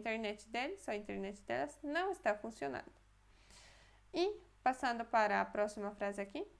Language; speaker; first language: Portuguese; non-native, fluent; Polish